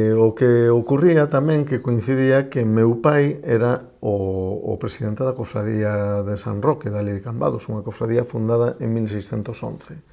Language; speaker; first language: Galician; non-native, local second language; Spanish